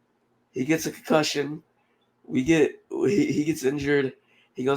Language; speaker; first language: English; native; English